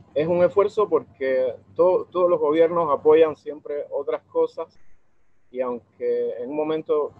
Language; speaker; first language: Spanish; native; Spanish